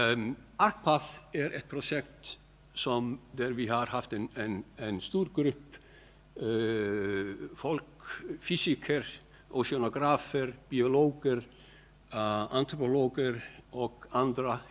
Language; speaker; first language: Swedish; non-native, fluent; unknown